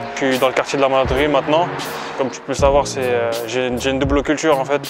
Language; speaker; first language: French; early bilingual, other home language; Arabic